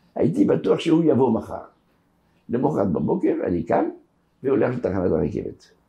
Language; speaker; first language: Hebrew; non-native, fluent; French